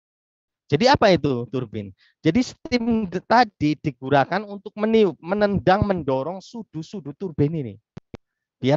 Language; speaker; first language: Indonesian; native; Indonesian